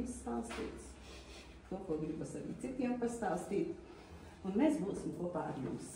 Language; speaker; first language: Latvian; native; Latvian